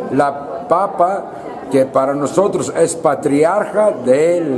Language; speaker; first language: Spanish; non-native, learner; Greek